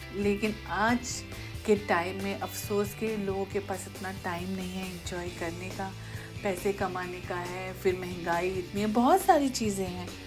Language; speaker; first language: Hindi; native; Hindi